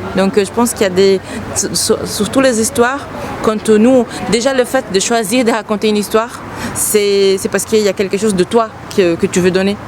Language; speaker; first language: French; non-native, fluent; Portuguese